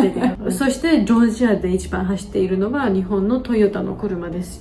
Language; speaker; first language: Japanese; non-native, fluent; Georgian